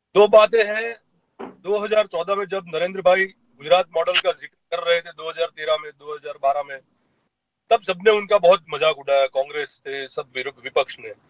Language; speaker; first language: Hindi; non-native, local second language; Gujarati